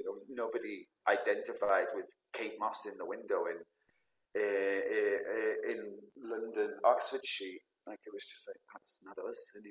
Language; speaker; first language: English; native; English